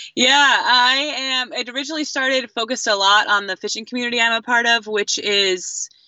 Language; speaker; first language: English; native; English